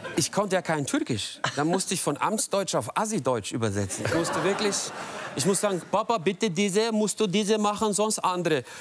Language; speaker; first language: German; native; German